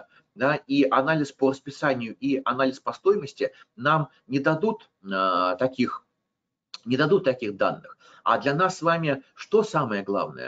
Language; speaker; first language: Russian; native; Russian